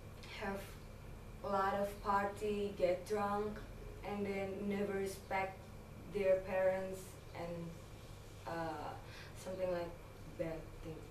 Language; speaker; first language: English; non-native, learner; Indonesian